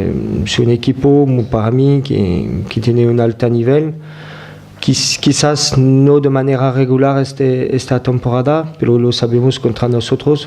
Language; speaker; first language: Spanish; non-native, fluent; French